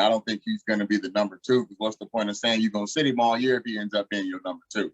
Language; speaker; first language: English; native; English